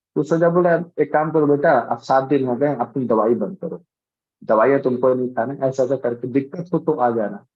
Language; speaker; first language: Hindi; native; Hindi